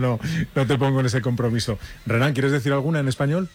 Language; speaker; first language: Spanish; native; Spanish